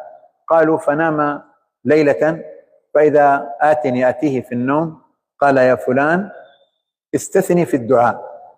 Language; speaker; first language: Arabic; native; Arabic